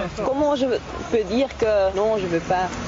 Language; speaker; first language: French; non-native, local second language; Dutch